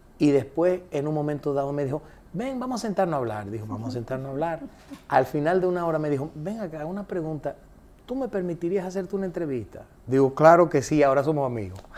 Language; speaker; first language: Spanish; early bilingual, heritage; Spanish